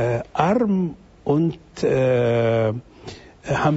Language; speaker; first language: German; non-native, fluent; Arabic